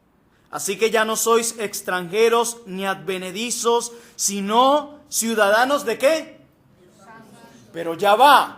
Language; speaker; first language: Spanish; native; Spanish